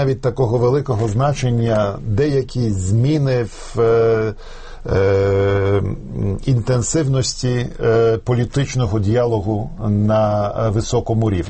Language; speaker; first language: Ukrainian; non-native, fluent; Polish